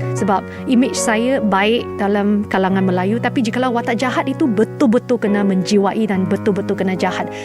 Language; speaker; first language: Malay; non-native, local second language; Chinese